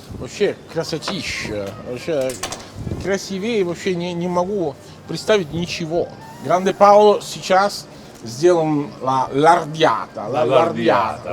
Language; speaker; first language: Russian; non-native, fluent; Italian